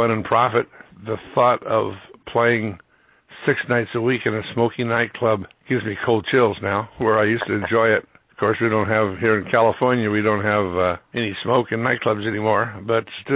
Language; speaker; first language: English; native; English